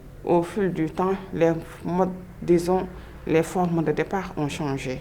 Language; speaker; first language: French; non-native, local second language; Wolof